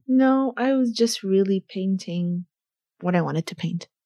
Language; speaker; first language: English; early bilingual, other home language; Arabic